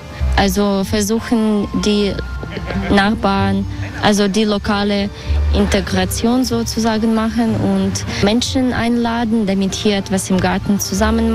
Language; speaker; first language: German; non-native, learner; Russian